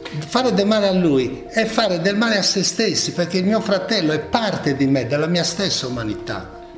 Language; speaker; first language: Italian; native; Italian